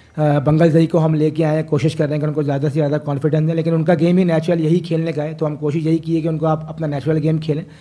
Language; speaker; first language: Urdu; native; Urdu